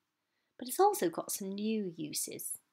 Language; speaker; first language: English; native; English